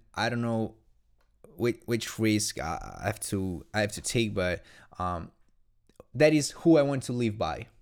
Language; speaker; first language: English; non-native, fluent; Italian